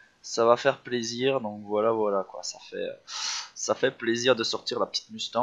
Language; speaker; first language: French; native; French